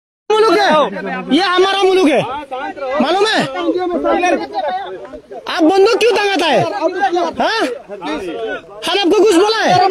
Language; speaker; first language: Hindi; non-native, learner; Bangla